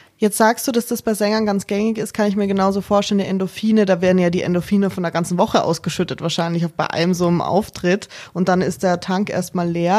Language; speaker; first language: German; native; German